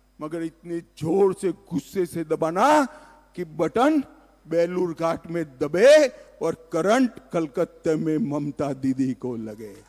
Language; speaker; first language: Hindi; non-native, local second language; Gujarati